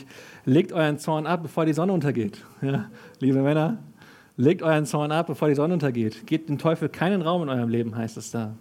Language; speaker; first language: German; native; German